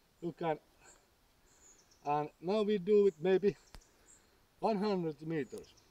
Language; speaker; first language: English; non-native, learner; Finnish